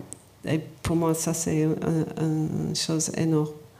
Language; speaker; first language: French; non-native, learner; English